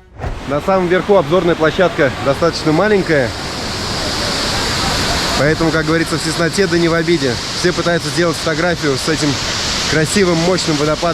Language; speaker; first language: Russian; native; Russian